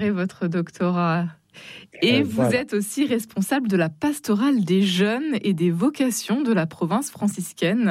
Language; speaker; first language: French; native; French